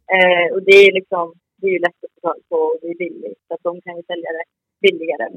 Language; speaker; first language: Swedish; native; Swedish